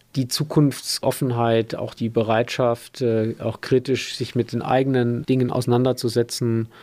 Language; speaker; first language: German; native; German